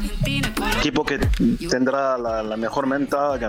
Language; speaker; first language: Spanish; non-native, fluent; French